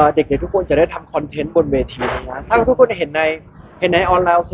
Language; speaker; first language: Thai; native; Thai